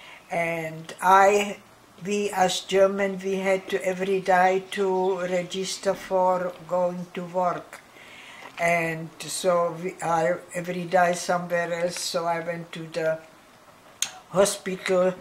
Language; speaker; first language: English; non-native, fluent; German